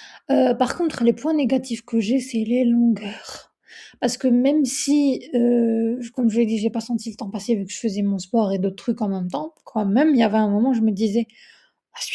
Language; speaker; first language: French; native; French